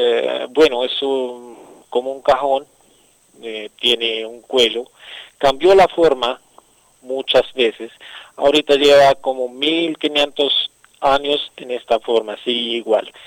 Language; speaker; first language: Spanish; non-native, fluent; Arabic